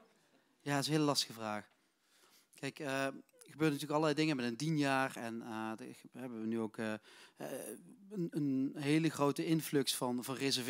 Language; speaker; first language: Dutch; native; Dutch